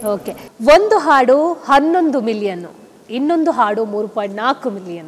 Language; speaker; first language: Kannada; native; Kannada